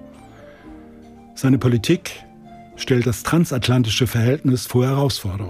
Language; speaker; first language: German; native; German